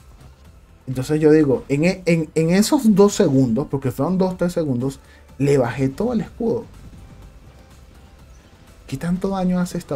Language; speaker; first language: Spanish; native; Spanish